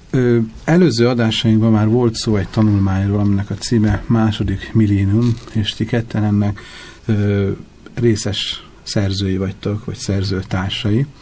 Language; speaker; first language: Hungarian; native; Hungarian